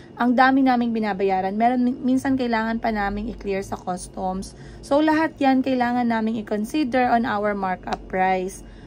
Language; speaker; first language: Filipino; native; Filipino